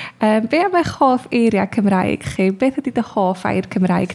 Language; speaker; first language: Welsh; native; Welsh